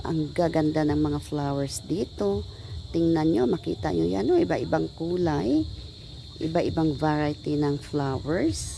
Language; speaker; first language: Filipino; non-native, local second language; Hiligaynon